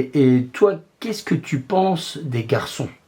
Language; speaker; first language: French; native; French